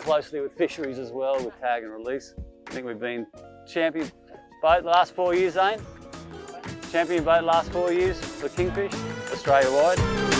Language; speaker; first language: English; native; English